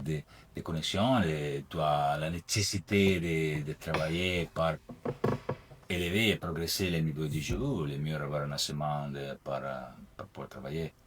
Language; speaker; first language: French; non-native, learner; Italian